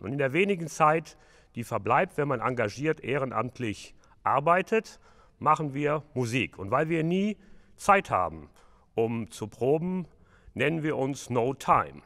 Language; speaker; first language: German; native; German